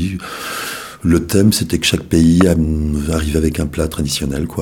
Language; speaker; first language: French; native; French